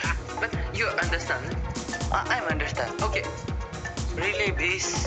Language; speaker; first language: English; non-native, learner; Filipino